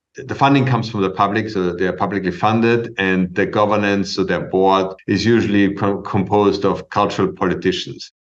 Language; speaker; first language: English; non-native, fluent; German